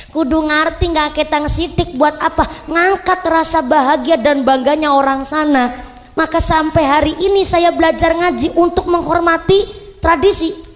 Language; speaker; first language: Indonesian; non-native, local second language; Javanese